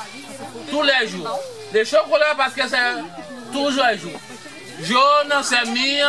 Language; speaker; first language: French; non-native, fluent; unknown